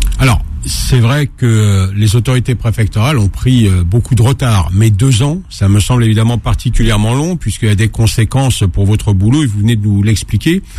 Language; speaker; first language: French; native; French